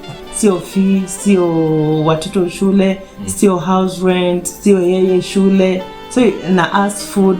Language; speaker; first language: Swahili; native; Swahili